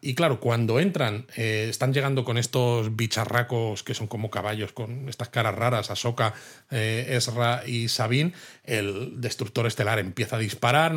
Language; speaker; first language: Spanish; native; Spanish